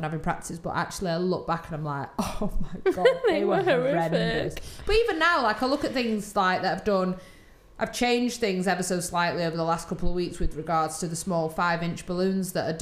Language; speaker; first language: English; native; English